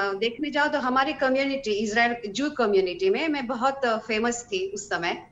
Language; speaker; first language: Hindi; early bilingual, heritage; Hebrew